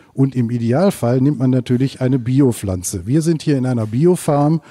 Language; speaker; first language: German; native; German